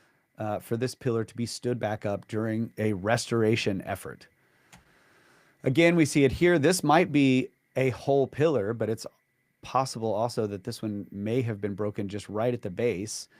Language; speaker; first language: English; native; English